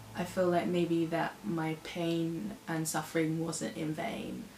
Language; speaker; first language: English; native; English